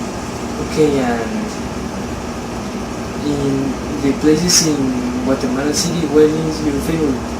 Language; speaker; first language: English; non-native, learner; Spanish